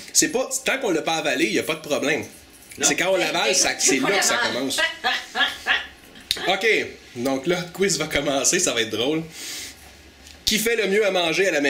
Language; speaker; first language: French; native; French